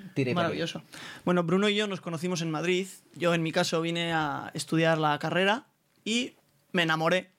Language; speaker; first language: Spanish; native; Spanish